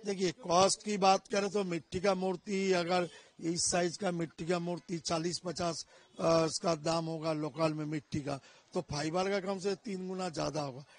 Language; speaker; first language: Hindi; non-native, local second language; Bangla